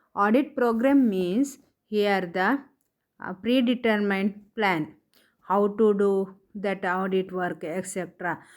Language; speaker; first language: English; non-native, local second language; Kannada